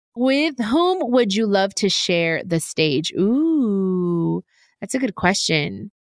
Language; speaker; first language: English; early bilingual, other home language; Spanish